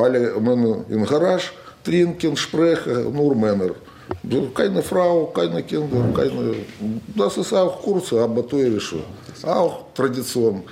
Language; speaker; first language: German; non-native, learner; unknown